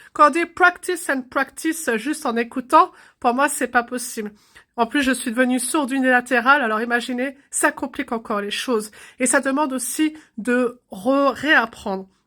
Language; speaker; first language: French; native; French